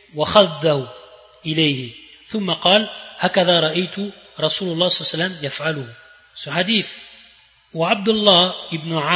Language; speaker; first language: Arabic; non-native, fluent; French